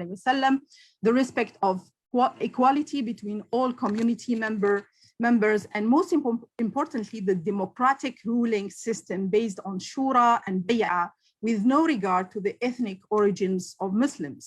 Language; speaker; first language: English; non-native, local second language; Arabic